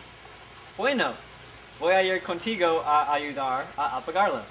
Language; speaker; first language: Spanish; non-native, learner; English